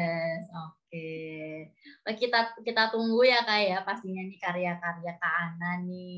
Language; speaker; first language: Indonesian; native; Indonesian